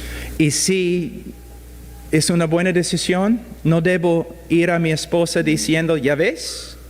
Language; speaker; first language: Spanish; non-native, fluent; English